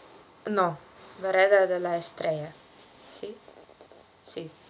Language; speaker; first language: Spanish; non-native, learner; Russian